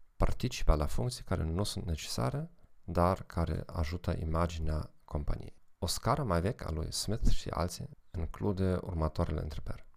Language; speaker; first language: Romanian; non-native, learner; German